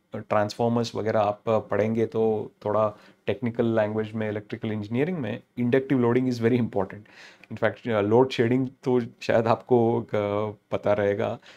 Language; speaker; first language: Hindi; non-native, local second language; Telugu